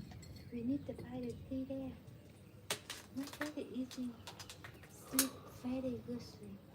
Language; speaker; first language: English; non-native, learner; Vietnamese